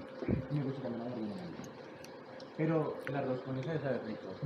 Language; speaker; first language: Spanish; native; Spanish